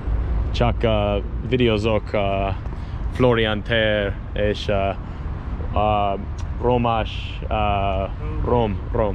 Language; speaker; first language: Hungarian; non-native, learner; English